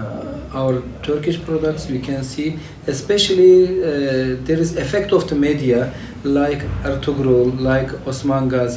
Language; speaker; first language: English; non-native, fluent; Turkish